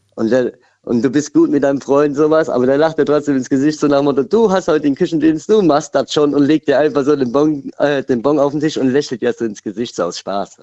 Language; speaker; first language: German; native; German